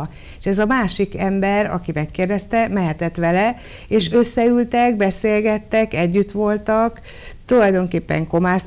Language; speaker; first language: Hungarian; native; Hungarian